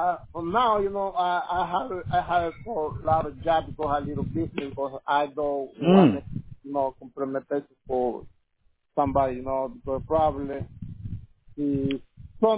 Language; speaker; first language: English; non-native, learner; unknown